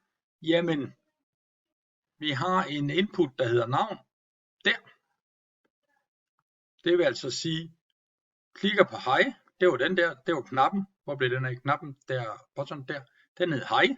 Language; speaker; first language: Danish; native; Danish